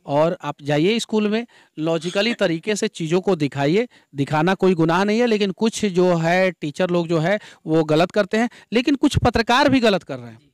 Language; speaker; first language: Hindi; native; Hindi